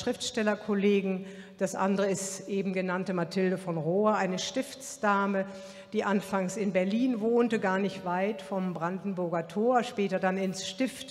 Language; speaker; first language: German; native; German